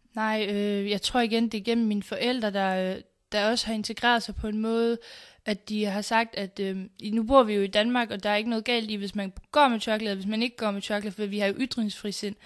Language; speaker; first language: Danish; early bilingual, other home language; Central Kurdish